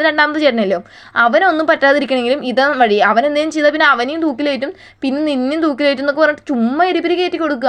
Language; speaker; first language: Malayalam; native; Malayalam